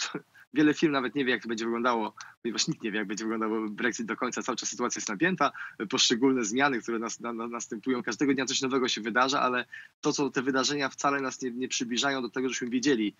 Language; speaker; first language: Polish; native; Polish